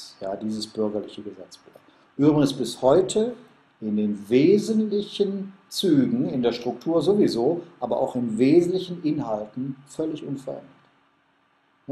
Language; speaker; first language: German; native; German